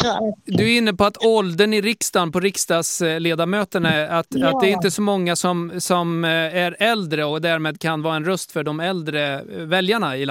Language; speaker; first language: Swedish; native; Swedish